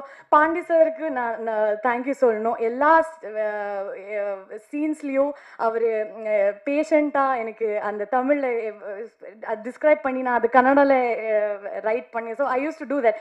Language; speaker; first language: Tamil; non-native, learner; Kannada